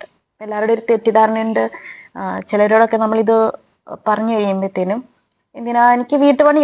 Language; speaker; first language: Malayalam; native; Malayalam